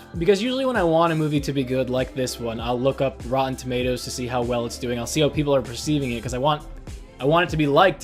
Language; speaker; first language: English; native; English